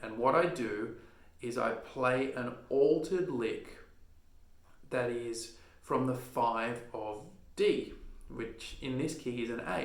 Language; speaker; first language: English; native; English